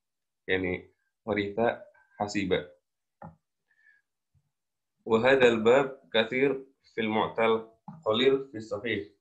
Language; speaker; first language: Arabic; non-native, learner; Indonesian